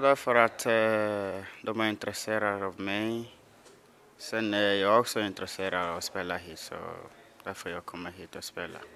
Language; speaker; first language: Swedish; non-native, learner; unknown